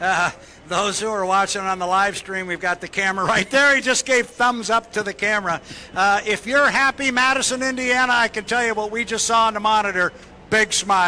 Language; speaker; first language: English; native; English